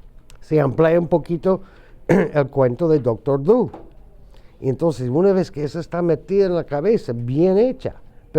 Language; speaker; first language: Spanish; non-native, fluent; English